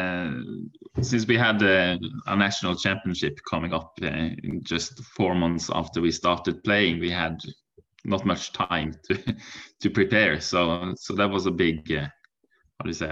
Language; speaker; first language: English; non-native, fluent; Norwegian